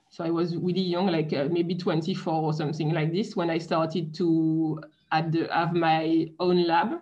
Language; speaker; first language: English; non-native, fluent; French